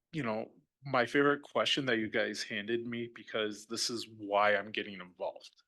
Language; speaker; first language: English; native; English